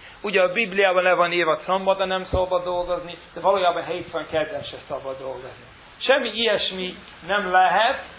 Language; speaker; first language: Hungarian; non-native, fluent; English